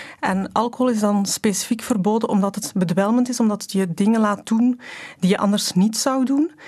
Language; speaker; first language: Dutch; early bilingual, other home language; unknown